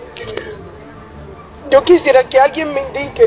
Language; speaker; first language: Spanish; native; Spanish